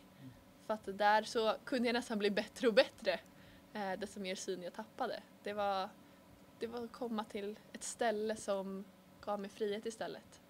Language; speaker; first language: Swedish; native; Swedish